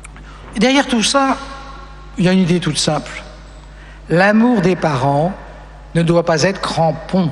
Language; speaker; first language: French; native; French